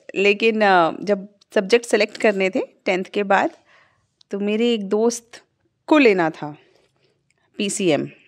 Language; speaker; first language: Hindi; native; Hindi